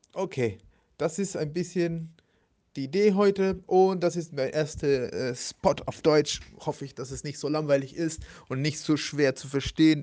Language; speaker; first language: German; non-native, fluent; Spanish